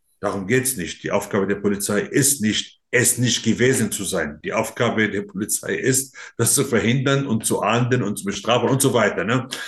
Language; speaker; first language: German; non-native, fluent; Arabic